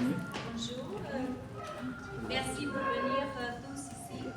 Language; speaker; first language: French; non-native, learner; Albanian